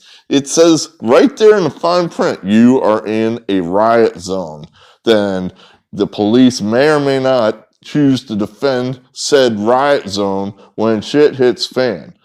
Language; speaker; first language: English; native; English